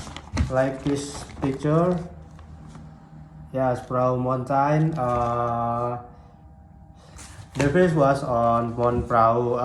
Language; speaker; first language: English; non-native, learner; Indonesian